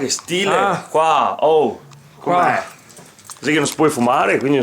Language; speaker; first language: Italian; native; Italian